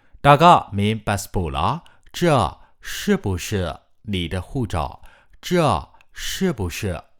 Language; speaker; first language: Chinese; non-native, fluent; Burmese